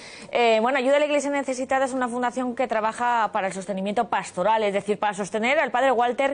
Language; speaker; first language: Spanish; native; Spanish